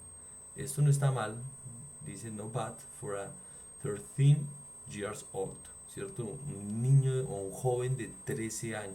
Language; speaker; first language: Spanish; native; Spanish